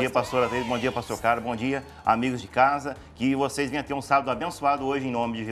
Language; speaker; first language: Portuguese; native; Portuguese